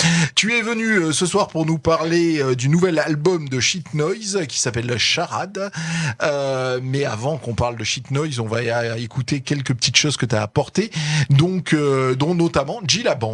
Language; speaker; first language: French; native; French